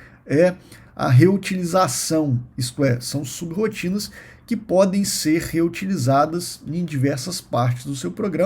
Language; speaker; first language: Portuguese; native; Portuguese